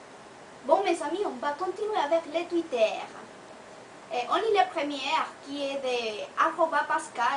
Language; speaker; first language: French; non-native, learner; Spanish